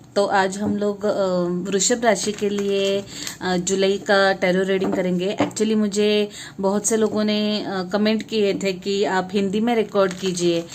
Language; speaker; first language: Hindi; non-native, local second language; Marathi